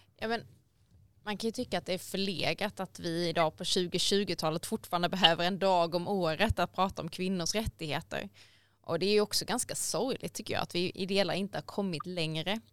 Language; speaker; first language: Swedish; native; Swedish